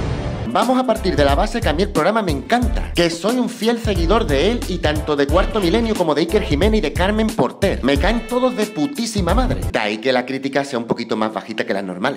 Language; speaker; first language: Spanish; native; Spanish